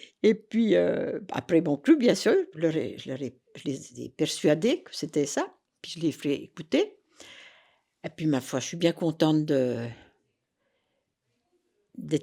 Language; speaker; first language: French; native; French